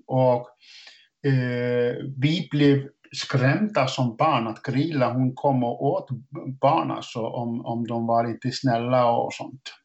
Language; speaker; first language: Swedish; non-native, fluent; Icelandic